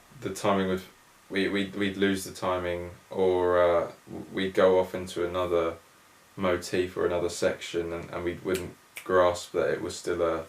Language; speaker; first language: English; native; English